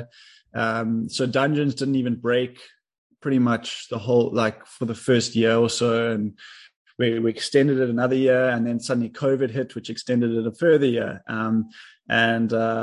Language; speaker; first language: English; native; English